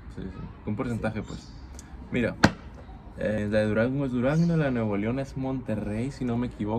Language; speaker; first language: Spanish; native; Spanish